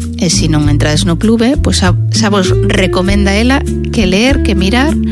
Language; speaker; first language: Galician; non-native, local second language; Spanish